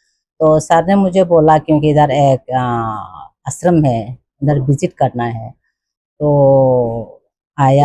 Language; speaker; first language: Hindi; non-native, local second language; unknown